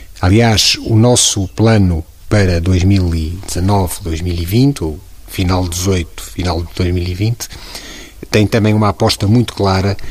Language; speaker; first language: Portuguese; native; Portuguese